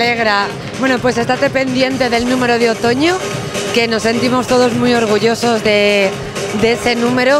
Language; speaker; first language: Spanish; native; Spanish